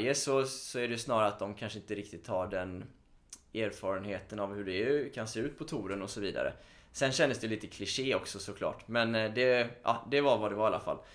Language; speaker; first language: Swedish; native; Swedish